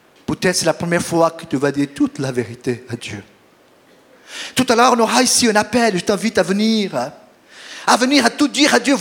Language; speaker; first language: French; non-native, fluent; Portuguese